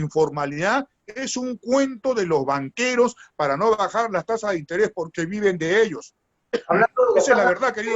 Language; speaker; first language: Spanish; native; Spanish